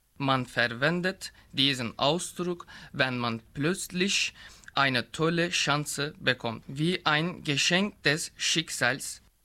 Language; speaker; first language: German; non-native, learner; Turkish